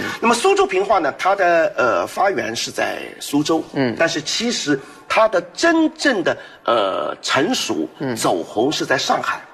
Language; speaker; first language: Chinese; non-native, local second language; Wu Chinese